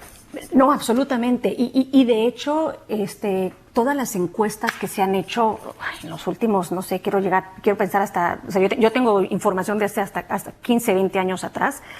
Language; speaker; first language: Spanish; native; Spanish